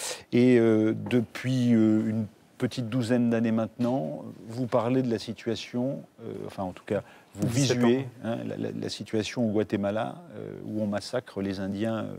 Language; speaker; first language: French; native; French